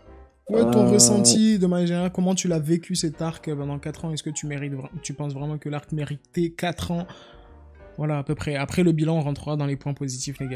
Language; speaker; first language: French; native; French